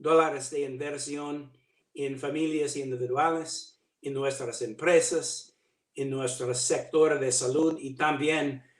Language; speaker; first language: Spanish; non-native, fluent; English